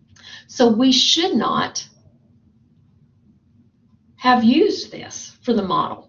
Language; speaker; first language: English; native; English